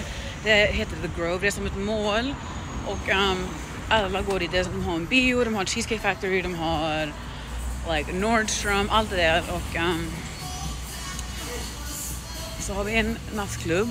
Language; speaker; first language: Swedish; early bilingual, heritage; Swedish